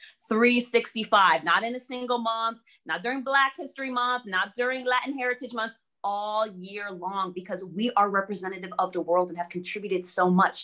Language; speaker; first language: English; early bilingual, other home language; German